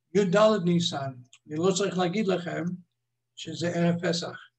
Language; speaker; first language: Hebrew; non-native, fluent; English